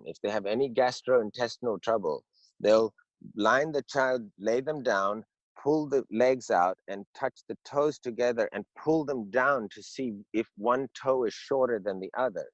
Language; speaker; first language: English; early bilingual, heritage; English